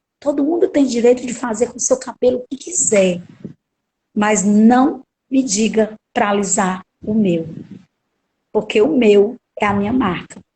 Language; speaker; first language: Portuguese; native; Portuguese